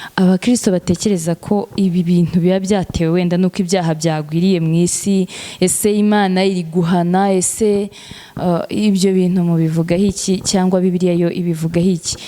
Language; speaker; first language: Kinyarwanda; native; Kinyarwanda